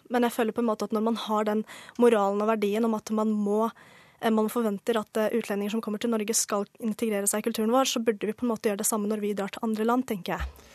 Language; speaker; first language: Norwegian; early bilingual, other home language; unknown